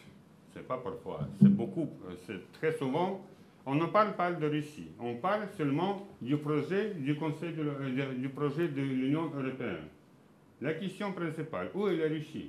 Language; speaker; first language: French; non-native, fluent; Russian